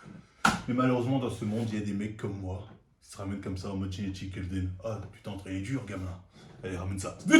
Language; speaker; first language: French; native; French